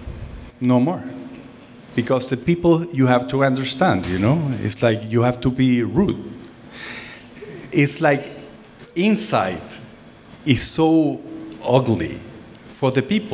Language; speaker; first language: English; non-native, fluent; Spanish